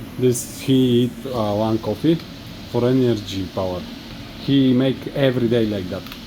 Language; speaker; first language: English; non-native, learner; Bulgarian